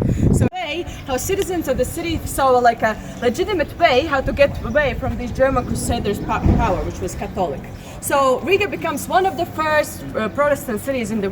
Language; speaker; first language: English; non-native, fluent; Latvian